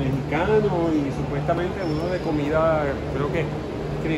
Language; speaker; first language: Spanish; native; Spanish